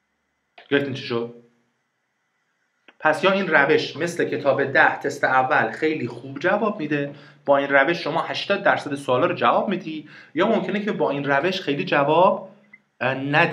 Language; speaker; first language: Persian; native; Persian